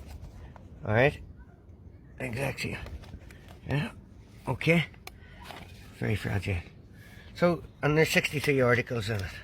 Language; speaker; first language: English; native; English